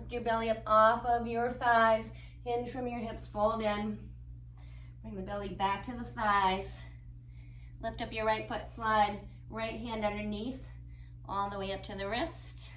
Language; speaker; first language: English; native; English